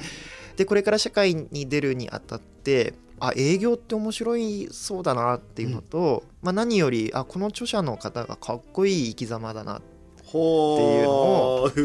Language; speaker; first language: Japanese; native; Japanese